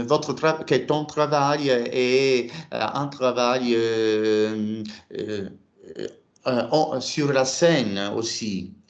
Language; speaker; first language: French; non-native, fluent; Italian